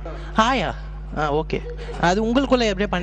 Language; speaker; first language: Tamil; native; Tamil